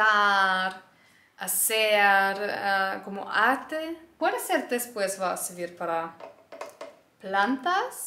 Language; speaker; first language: Spanish; non-native, learner; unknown